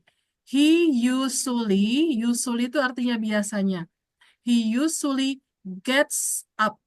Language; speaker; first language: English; non-native, fluent; Indonesian